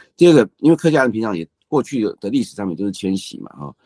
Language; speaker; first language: Chinese; native; Chinese